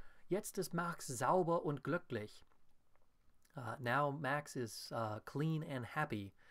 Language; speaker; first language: German; non-native, fluent; English